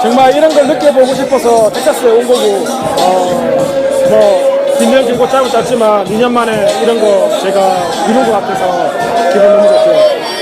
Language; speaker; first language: Korean; native; Korean